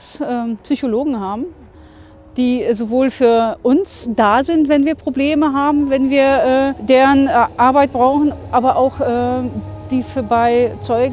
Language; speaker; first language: German; native; German